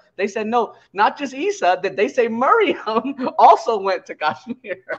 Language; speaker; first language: English; native; English